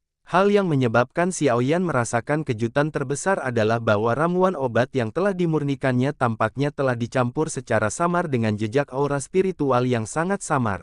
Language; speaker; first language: Indonesian; native; Indonesian